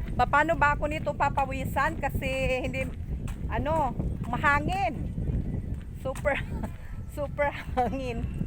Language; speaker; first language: Filipino; native; Filipino